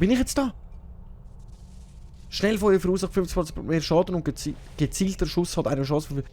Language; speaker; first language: German; native; German